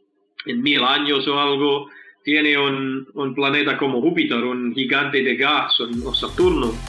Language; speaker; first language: Spanish; non-native, fluent; English